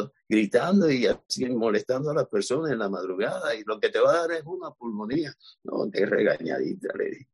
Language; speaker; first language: Spanish; native; Spanish